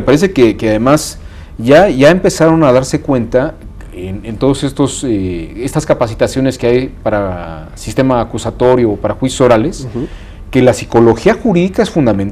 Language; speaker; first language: Spanish; native; Spanish